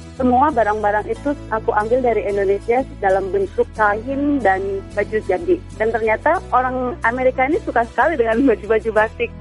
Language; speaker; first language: Indonesian; native; Indonesian